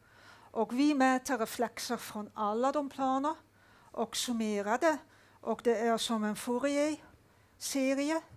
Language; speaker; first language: Swedish; non-native, fluent; Dutch